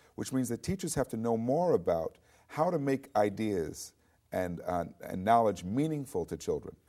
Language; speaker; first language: English; native; English